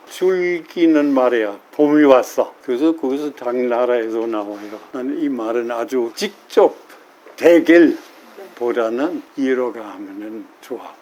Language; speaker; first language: Korean; non-native, fluent; German